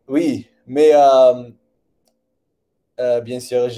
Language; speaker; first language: French; non-native, learner; English